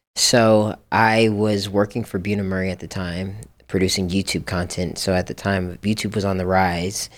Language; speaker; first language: English; early bilingual, other home language; Japanese